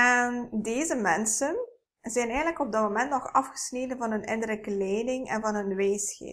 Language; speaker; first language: Dutch; native; Dutch